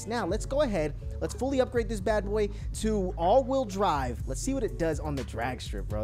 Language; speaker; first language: English; native; English